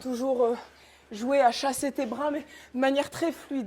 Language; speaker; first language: French; native; French